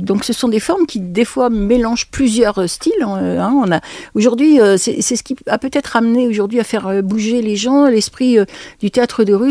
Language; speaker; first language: French; native; French